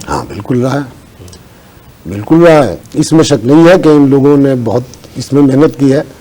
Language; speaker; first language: Urdu; native; Urdu